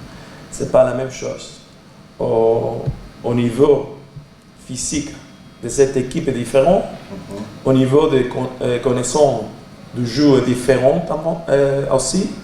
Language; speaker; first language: French; non-native, learner; Portuguese